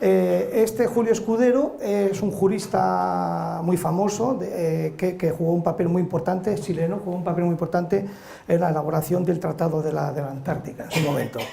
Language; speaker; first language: Spanish; native; Spanish